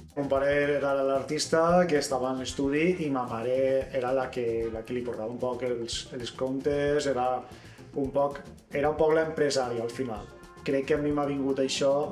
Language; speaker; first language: Catalan; native; Catalan